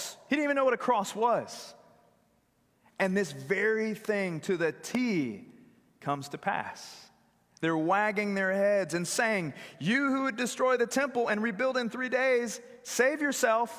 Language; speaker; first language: English; native; English